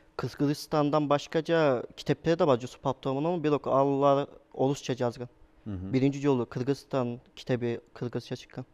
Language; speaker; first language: Kyrgyz; non-native, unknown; Turkish